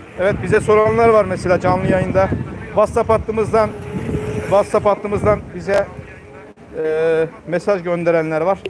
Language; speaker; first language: Turkish; native; Turkish